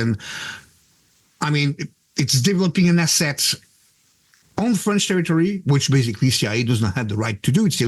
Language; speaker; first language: English; non-native, fluent; French